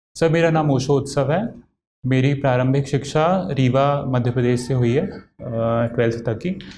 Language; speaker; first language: Hindi; native; Hindi